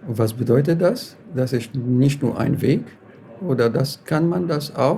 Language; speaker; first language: German; non-native, fluent; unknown